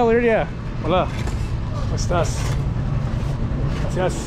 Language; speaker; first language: Spanish; non-native, learner; English